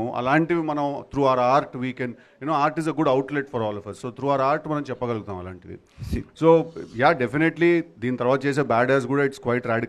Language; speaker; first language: Telugu; native; Telugu